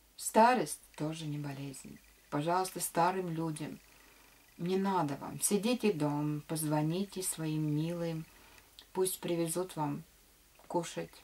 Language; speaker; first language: Russian; non-native, local second language; Latvian